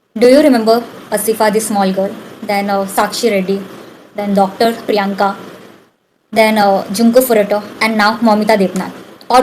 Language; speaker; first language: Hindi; non-native, local second language; Bangla